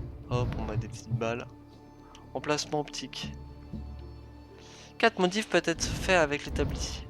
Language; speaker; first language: French; native; French